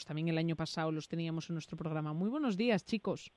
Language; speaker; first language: Spanish; native; Spanish